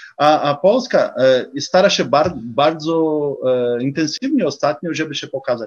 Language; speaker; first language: Polish; early bilingual, heritage; Polish